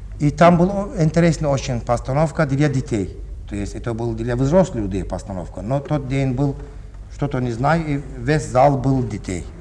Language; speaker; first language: Russian; non-native, learner; Turkish